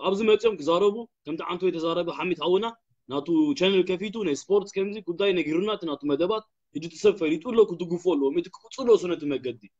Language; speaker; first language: Tigrinya; early bilingual, heritage; Tigrinya